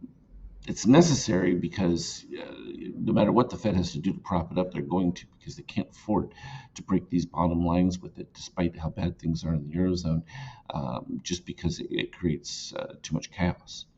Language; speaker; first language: English; native; English